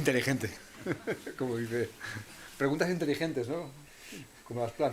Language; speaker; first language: Spanish; native; Spanish